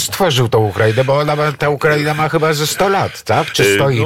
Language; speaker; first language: Polish; native; Polish